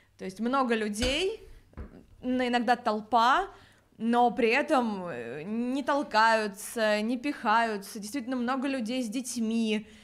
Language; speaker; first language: Russian; native; Russian